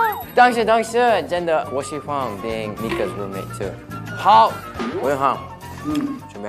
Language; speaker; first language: Chinese; non-native, learner; English